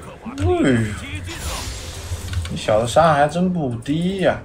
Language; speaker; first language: Chinese; native; Chinese